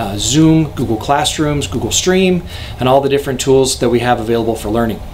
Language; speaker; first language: English; native; English